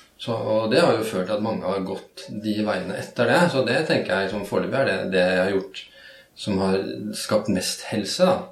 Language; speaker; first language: Norwegian; native; Norwegian